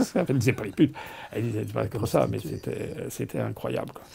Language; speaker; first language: French; native; French